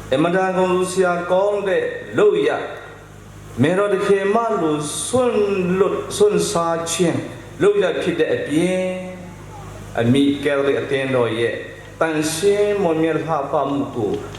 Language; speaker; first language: Burmese; non-native, local second language; Tedim Chin